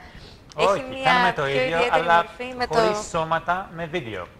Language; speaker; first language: Greek; non-native, fluent; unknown